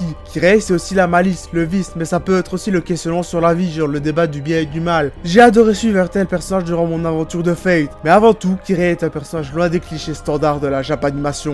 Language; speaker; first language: French; native; French